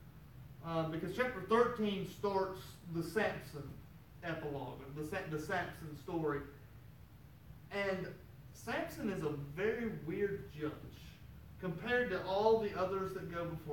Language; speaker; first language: English; native; English